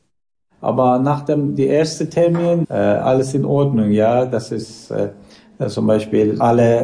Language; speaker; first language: German; non-native, learner; Persian